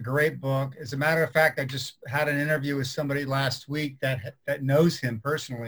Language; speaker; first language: English; native; English